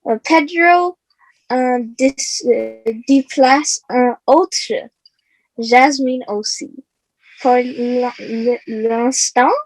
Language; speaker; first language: French; non-native, learner; English